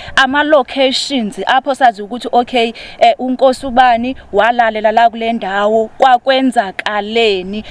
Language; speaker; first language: Zulu; non-native, local second language; Xhosa